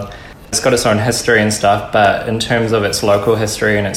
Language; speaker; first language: English; native; English